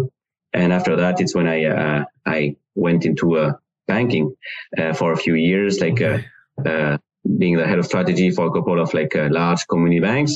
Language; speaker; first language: English; non-native, fluent; French